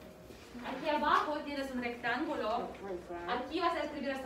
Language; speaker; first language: Spanish; early bilingual, heritage; Spanish